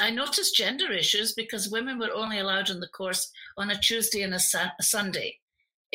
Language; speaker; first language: English; native; English